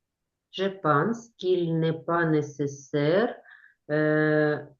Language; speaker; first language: French; non-native, learner; Ukrainian